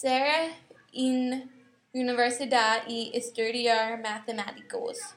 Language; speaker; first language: Spanish; non-native, learner; English